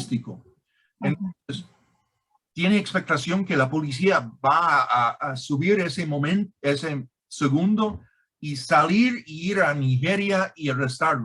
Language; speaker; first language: Spanish; non-native, fluent; English